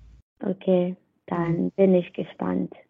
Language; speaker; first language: German; non-native, learner; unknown